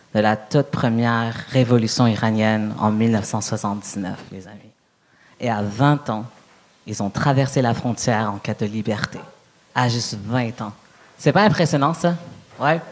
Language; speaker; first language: French; native; French